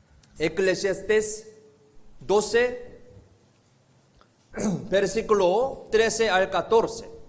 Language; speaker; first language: Spanish; non-native, fluent; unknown